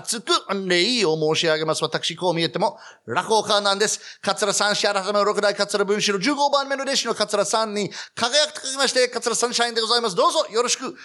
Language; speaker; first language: Japanese; non-native, fluent; English